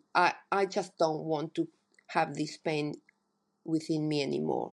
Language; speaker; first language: English; non-native, fluent; Spanish